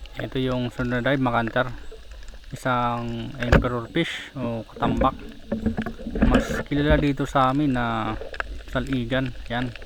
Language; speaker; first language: Filipino; non-native, local second language; Bikol